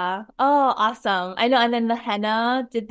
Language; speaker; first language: English; native; English